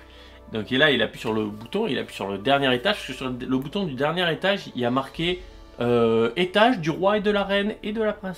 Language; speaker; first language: French; native; French